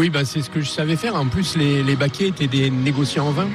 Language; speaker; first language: French; native; French